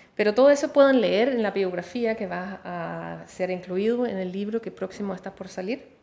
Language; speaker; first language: Spanish; non-native, fluent; Danish